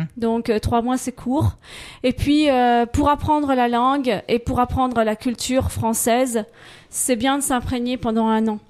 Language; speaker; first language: French; native; French